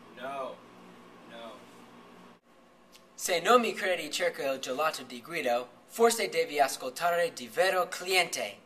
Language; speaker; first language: Italian; non-native, learner; English